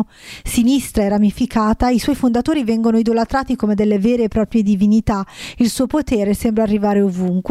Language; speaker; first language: Italian; native; Italian